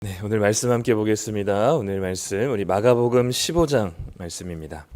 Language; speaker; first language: Korean; native; Korean